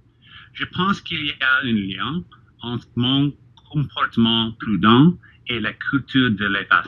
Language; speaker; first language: French; non-native, fluent; English